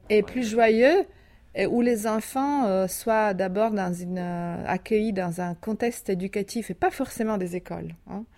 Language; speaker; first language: French; non-native, fluent; Italian